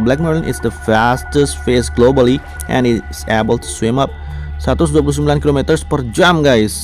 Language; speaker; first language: English; non-native, fluent; Indonesian